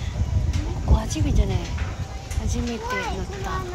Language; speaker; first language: Japanese; non-native, learner; Filipino